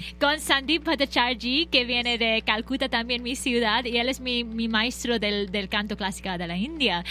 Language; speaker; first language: Spanish; non-native, fluent; Bangla